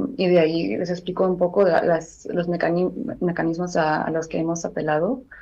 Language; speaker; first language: Spanish; non-native, fluent; Armenian